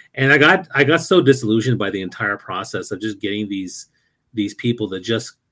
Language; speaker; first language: English; native; English